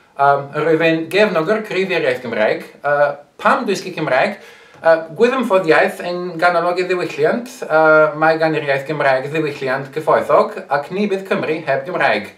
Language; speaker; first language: Welsh; non-native, learner; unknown